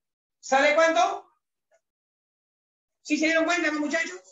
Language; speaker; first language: Spanish; native; Spanish